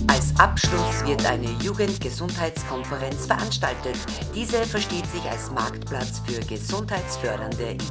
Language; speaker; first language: German; native; German